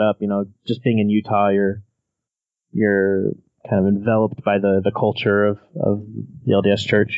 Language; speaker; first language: English; native; English